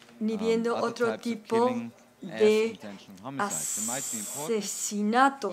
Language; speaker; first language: Spanish; non-native, learner; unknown